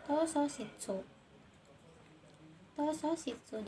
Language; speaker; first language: Japanese; non-native, learner; Indonesian